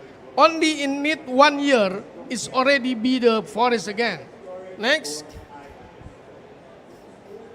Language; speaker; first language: English; non-native, fluent; Indonesian